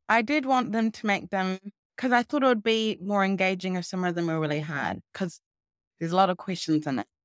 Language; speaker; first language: English; native; English